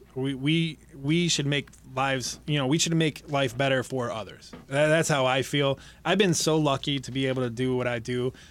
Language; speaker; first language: English; native; English